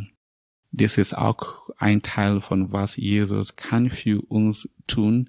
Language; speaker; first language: German; non-native, learner; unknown